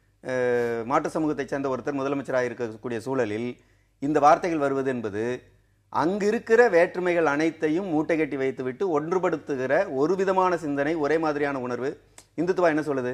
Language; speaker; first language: Tamil; native; Tamil